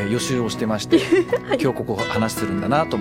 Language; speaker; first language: Japanese; native; Japanese